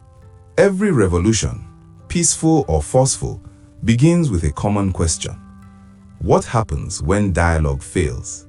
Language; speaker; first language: English; non-native, local second language; Igbo